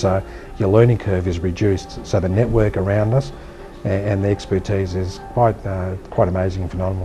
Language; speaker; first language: English; native; English